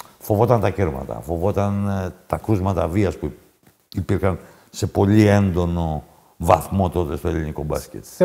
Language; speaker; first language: Greek; native; Greek